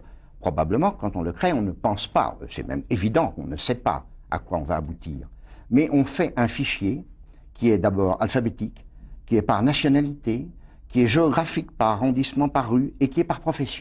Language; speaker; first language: French; native; French